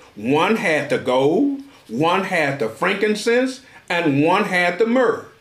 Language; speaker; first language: English; native; English